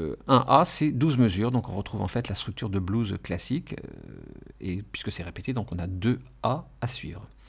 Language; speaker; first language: French; native; French